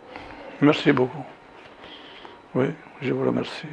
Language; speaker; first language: French; non-native, fluent; Albanian